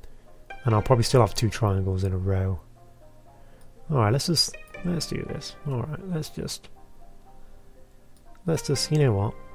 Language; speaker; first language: English; native; English